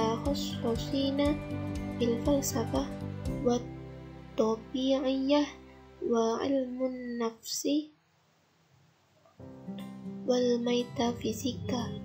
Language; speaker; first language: Arabic; non-native, learner; Indonesian